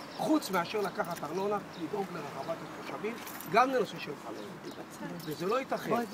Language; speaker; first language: Hebrew; native; Hebrew